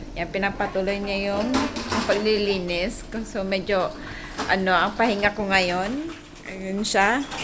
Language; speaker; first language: Filipino; native; Filipino